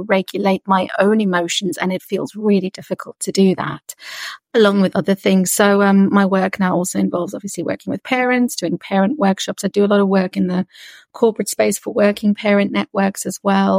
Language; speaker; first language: English; native; English